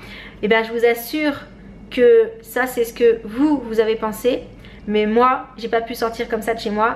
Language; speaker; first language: French; native; French